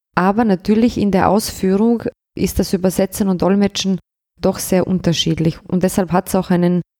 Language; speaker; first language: German; early bilingual, other home language; Bosnian